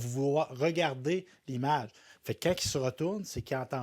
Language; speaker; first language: French; native; French